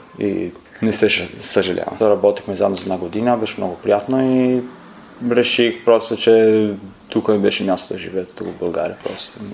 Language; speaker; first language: Bulgarian; non-native, fluent; Italian